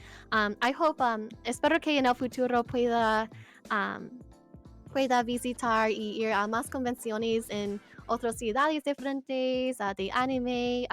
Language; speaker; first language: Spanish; non-native, learner; English